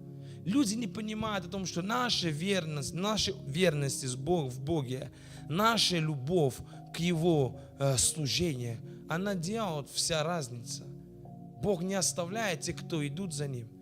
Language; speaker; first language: Russian; non-native, fluent; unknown